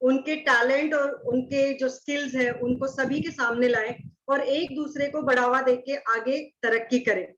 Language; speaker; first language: Hindi; non-native, local second language; Marathi